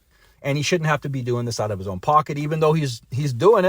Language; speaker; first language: English; native; English